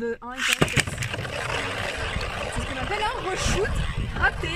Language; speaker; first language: French; native; French